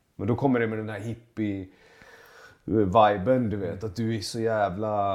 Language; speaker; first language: Swedish; early bilingual, other home language; Persian